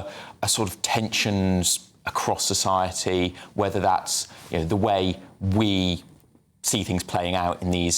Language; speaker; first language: English; native; English